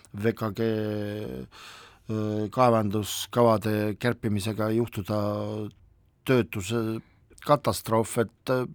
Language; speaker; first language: Estonian; non-native, local second language; Russian